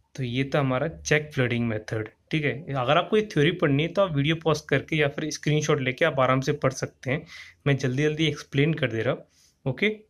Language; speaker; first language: Hindi; native; Hindi